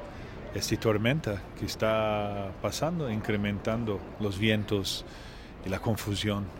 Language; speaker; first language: Spanish; non-native, learner; Portuguese